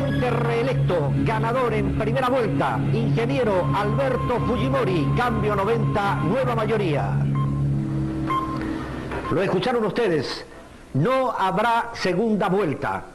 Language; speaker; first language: Spanish; native; Spanish